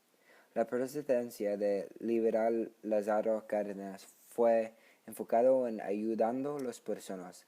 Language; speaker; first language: Spanish; non-native, learner; English